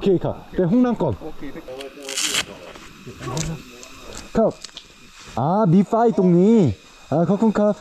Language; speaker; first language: Thai; non-native, fluent; Korean